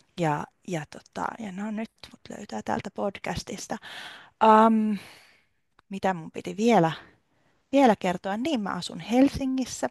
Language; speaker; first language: Finnish; native; Finnish